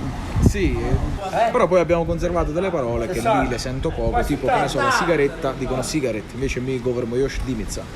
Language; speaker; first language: Italian; non-native, local second language; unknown